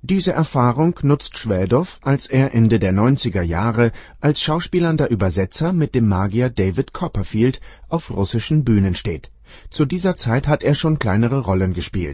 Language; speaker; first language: German; native; German